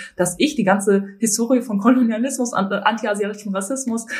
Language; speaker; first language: German; native; German